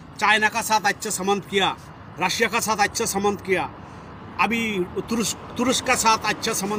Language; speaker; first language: Hindi; non-native, fluent; Bangla